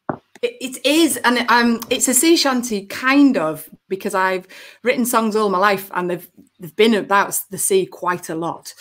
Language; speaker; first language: English; native; English